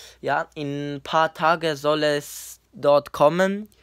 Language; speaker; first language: German; non-native, learner; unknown